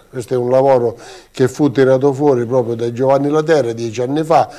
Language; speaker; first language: Italian; native; Italian